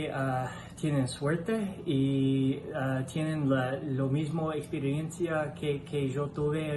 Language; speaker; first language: Spanish; non-native, learner; English